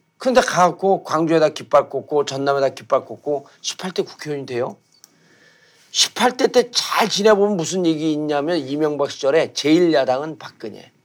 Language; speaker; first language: Korean; native; Korean